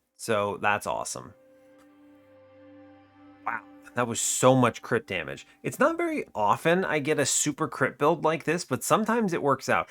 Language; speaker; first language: English; native; English